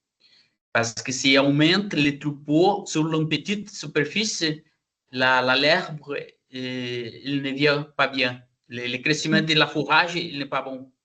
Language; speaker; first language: French; non-native, learner; Portuguese